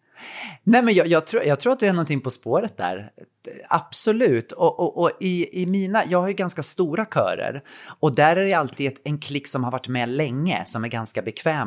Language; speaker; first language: Swedish; native; Swedish